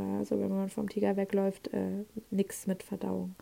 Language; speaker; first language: German; native; German